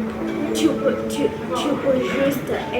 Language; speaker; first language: French; non-native, learner; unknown